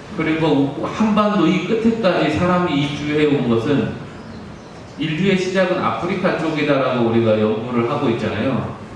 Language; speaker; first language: Korean; native; Korean